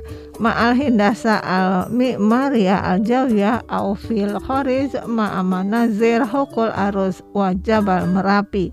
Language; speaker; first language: Arabic; non-native, fluent; Indonesian